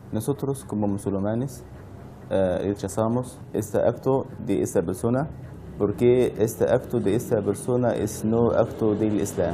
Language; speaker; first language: Spanish; non-native, learner; Arabic